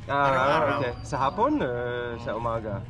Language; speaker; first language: Filipino; non-native, learner; English